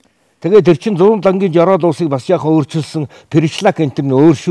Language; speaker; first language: Mongolian; native; Mongolian